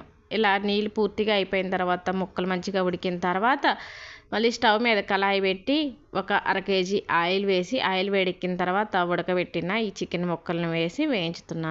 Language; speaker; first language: Telugu; native; Telugu